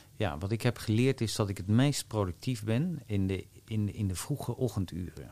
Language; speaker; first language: Dutch; native; Dutch